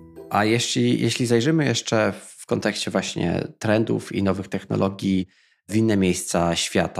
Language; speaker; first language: Polish; native; Polish